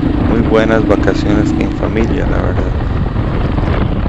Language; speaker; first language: Spanish; native; Spanish